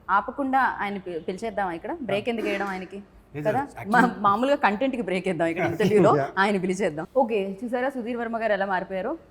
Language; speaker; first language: Telugu; native; Telugu